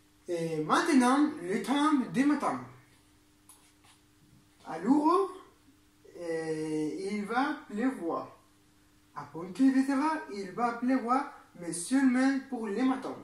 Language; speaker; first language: French; non-native, learner; Spanish